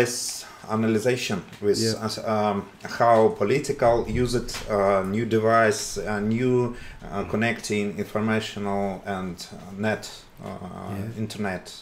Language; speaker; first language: English; non-native, learner; Russian